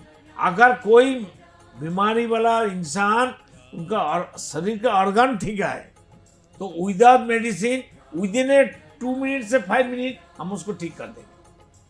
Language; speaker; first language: Hindi; non-native, local second language; Bangla